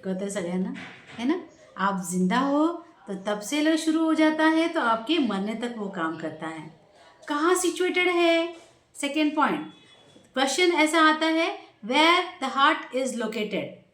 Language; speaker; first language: Hindi; non-native, local second language; Marathi